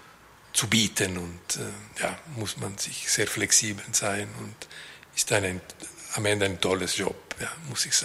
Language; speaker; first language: German; non-native, local second language; French